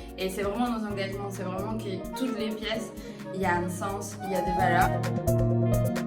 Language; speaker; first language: French; non-native, fluent; Spanish